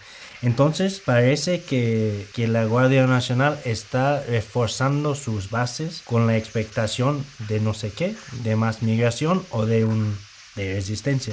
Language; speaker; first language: Spanish; non-native, fluent; English